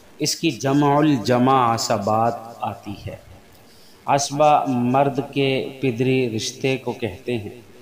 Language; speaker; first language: Urdu; native; Urdu